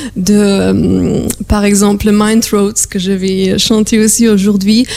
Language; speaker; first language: French; non-native, fluent; Polish